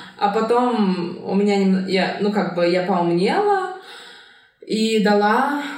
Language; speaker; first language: Russian; non-native, local second language; Kyrgyz